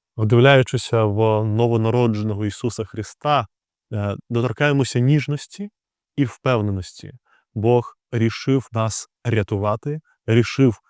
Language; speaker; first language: Ukrainian; native; Ukrainian